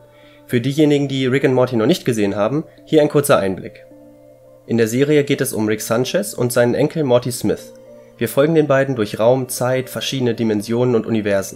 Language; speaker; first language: German; native; German